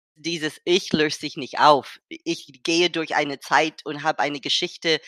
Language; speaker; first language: German; non-native, fluent; English